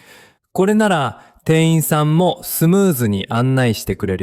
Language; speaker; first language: Japanese; native; Japanese